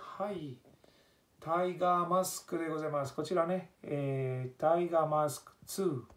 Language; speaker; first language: Japanese; non-native, fluent; Italian